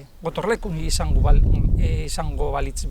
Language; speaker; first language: Basque; non-native, local second language; Spanish